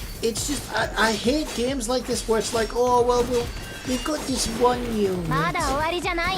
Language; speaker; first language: English; native; English